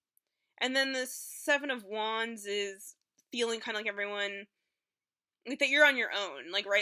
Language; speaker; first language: English; native; English